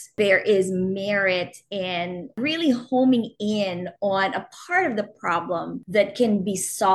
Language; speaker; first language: English; non-native, local second language; Filipino